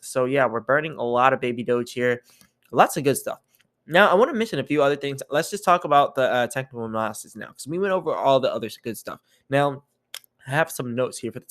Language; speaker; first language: English; native; English